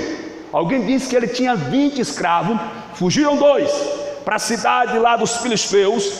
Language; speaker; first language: Portuguese; native; Portuguese